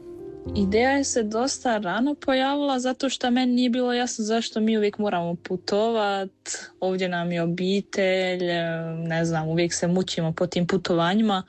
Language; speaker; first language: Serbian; early bilingual, heritage; Serbian